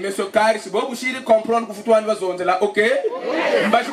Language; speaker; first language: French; non-native, local second language; Lingala